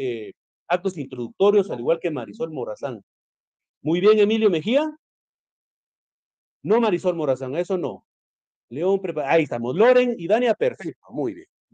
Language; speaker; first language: Spanish; native; Spanish